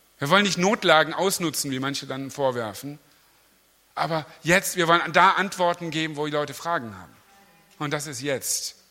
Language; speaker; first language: German; native; German